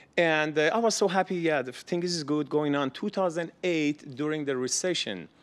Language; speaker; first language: English; non-native, learner; Persian